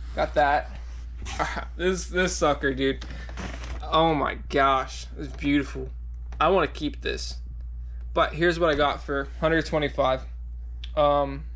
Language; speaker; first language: English; native; English